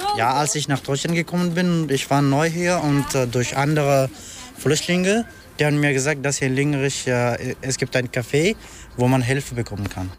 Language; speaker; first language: German; non-native, fluent; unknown